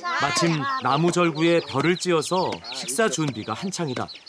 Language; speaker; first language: Korean; native; Korean